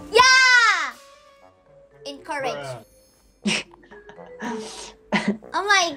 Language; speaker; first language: English; non-native, learner; Indonesian